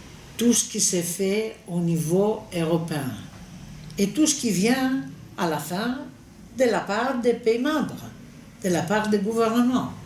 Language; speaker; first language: French; non-native, fluent; Greek